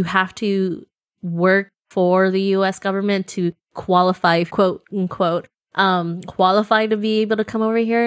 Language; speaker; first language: English; native; English